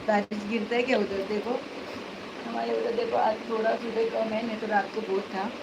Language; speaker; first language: Hindi; non-native, local second language; Marathi